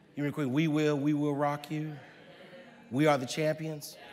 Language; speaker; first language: English; native; English